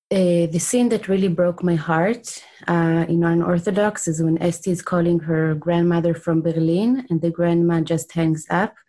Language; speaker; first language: English; non-native, fluent; Hebrew